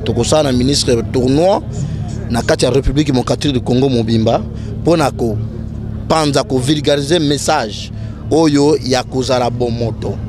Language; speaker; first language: Lingala; non-native, local second language; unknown